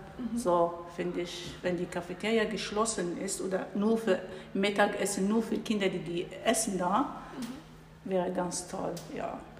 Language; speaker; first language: German; non-native, learner; Arabic